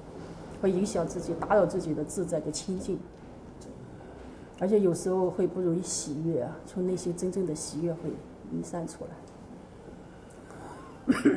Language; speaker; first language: Chinese; native; Chinese